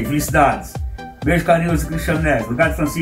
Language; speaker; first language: Portuguese; native; Portuguese